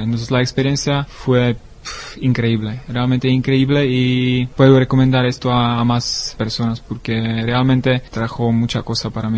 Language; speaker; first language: Spanish; non-native, learner; Czech